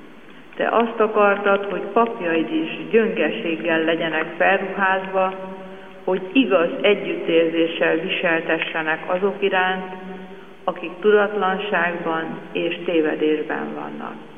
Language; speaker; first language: Hungarian; native; Hungarian